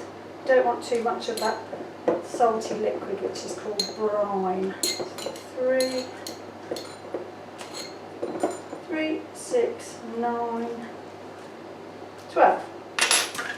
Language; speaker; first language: English; native; English